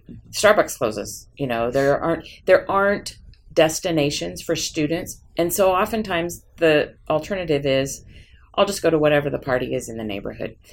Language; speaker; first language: English; native; English